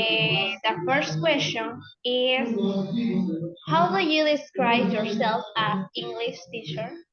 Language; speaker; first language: English; non-native, learner; Spanish